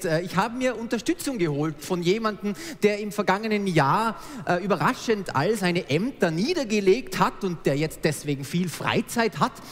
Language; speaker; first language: German; native; German